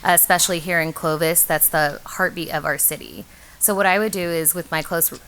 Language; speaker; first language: English; native; English